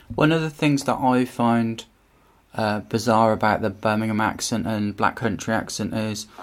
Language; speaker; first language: English; native; English